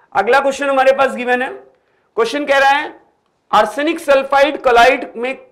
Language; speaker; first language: Hindi; native; Hindi